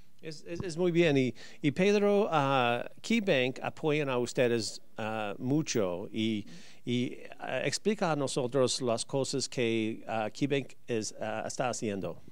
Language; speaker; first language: Spanish; early bilingual, heritage; Spanish